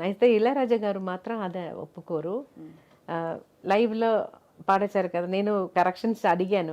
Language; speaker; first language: Telugu; non-native, local second language; Malayalam